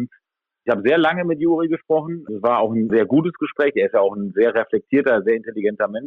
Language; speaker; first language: German; native; German